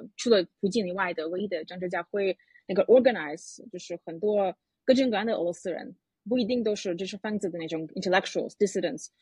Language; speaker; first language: Chinese; non-native, fluent; Russian